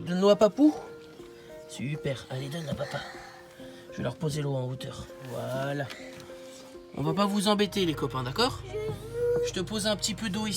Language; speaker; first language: French; native; French